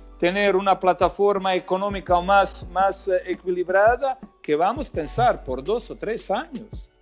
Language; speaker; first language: Portuguese; non-native, learner; Croatian